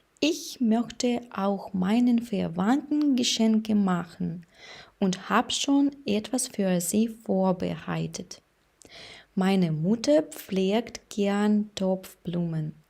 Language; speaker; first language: German; non-native, fluent; Ukrainian